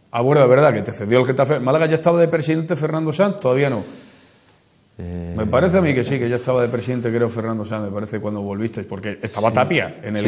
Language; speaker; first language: Spanish; native; Spanish